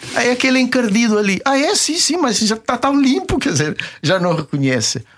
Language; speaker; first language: Portuguese; non-native, local second language; Kabuverdianu